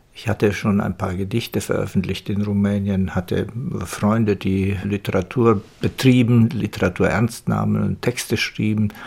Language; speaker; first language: German; native; German